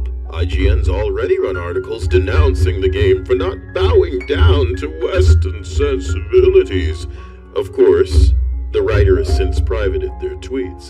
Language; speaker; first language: English; native; English